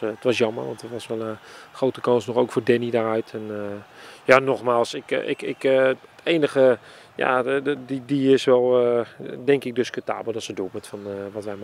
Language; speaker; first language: Dutch; native; Dutch